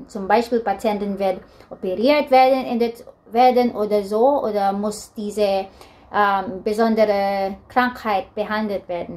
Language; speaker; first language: German; non-native, learner; Filipino